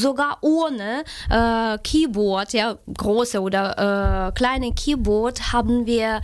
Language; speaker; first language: German; non-native, fluent; Ukrainian